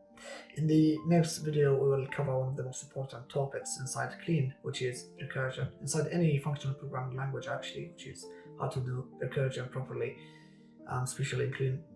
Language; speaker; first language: English; non-native, fluent; Arabic